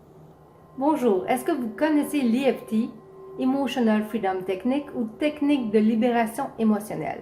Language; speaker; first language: French; native; French